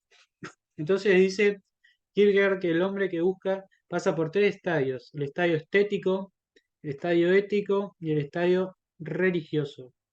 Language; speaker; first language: Spanish; native; Spanish